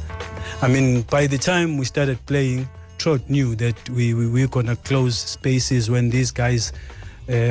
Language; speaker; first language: English; non-native, local second language; Zulu